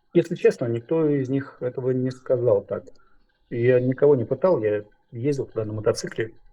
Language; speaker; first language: Russian; native; Russian